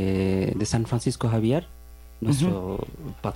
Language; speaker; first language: Spanish; non-native, learner; Bangla